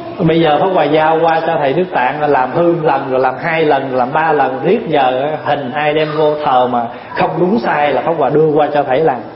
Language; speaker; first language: Vietnamese; early bilingual, heritage; Vietnamese